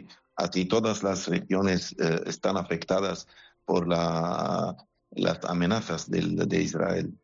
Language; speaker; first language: Spanish; non-native, fluent; Arabic